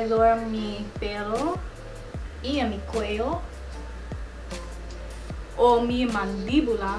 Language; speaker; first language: Spanish; non-native, learner; English